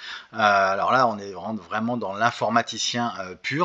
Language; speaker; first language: French; native; French